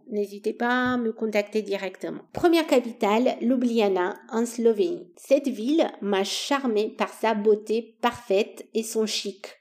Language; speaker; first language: French; non-native, fluent; Romanian